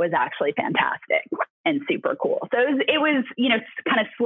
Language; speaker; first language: English; native; English